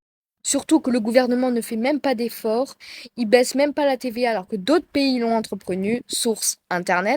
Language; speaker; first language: French; native; French